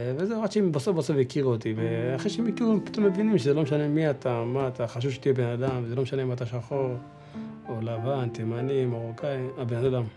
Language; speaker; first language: Hebrew; early bilingual, other home language; Amharic